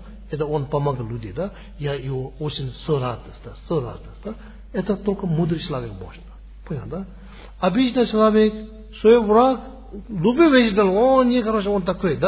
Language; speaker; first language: Russian; non-native, learner; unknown